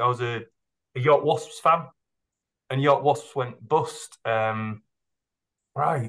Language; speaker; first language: English; native; English